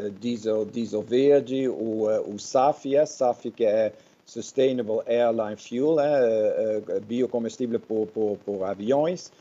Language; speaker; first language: Portuguese; non-native, fluent; Dutch